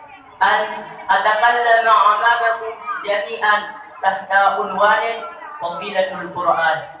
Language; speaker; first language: Arabic; non-native, learner; Achinese